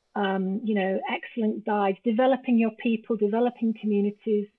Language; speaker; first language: English; native; English